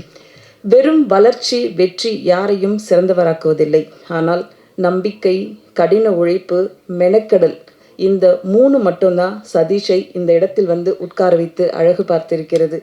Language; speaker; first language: Tamil; native; Tamil